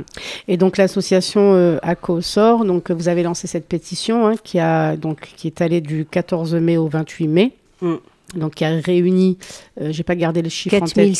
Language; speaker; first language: French; native; French